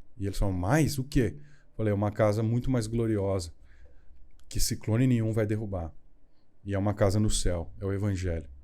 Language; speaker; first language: Portuguese; native; Portuguese